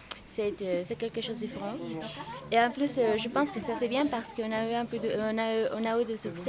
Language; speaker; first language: French; non-native, fluent; Spanish